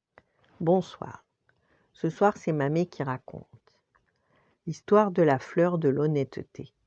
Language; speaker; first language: French; native; French